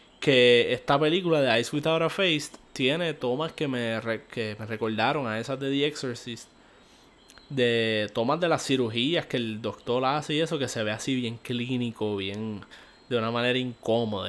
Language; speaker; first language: Spanish; native; Spanish